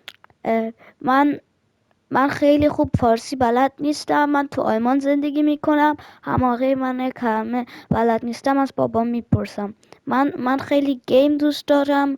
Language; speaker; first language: Persian; early bilingual, heritage; German